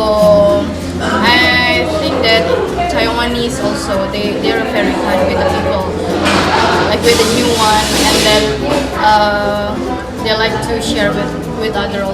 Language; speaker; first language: English; non-native, fluent; Indonesian